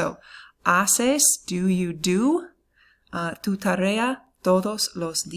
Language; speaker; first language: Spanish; non-native, fluent; English